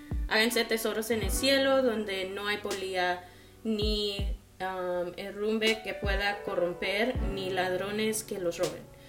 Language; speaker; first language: Spanish; early bilingual, heritage; Spanish